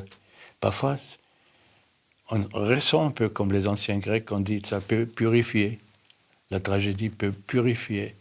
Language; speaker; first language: French; non-native, fluent; German